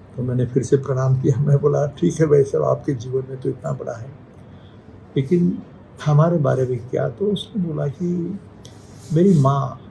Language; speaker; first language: Hindi; non-native, local second language; Marathi